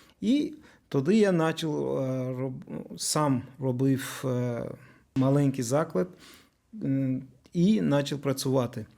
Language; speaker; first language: Ukrainian; non-native, learner; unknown